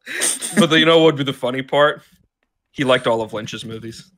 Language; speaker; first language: English; native; English